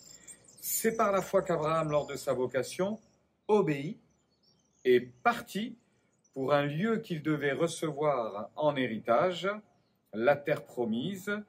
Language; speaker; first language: French; native; French